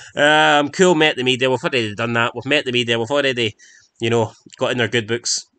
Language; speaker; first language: English; native; English